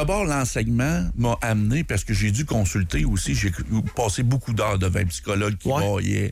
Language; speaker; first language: French; native; French